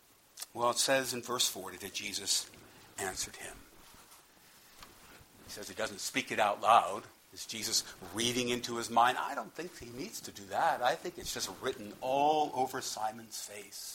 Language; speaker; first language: English; native; English